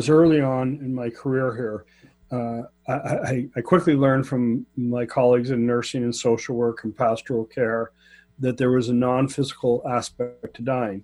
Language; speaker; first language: English; native; English